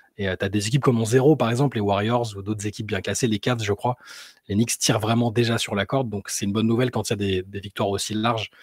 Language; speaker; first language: French; native; French